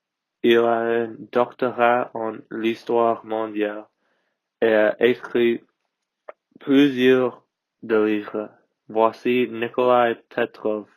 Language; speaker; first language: French; non-native, learner; English